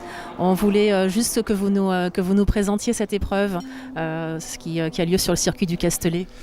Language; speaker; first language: French; native; French